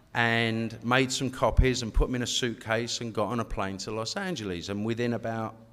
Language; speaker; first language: English; native; English